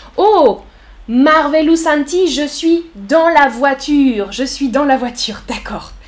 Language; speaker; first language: French; native; French